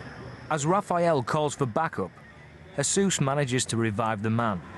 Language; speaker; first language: English; native; English